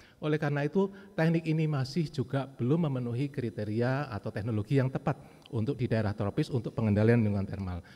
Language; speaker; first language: Indonesian; native; Indonesian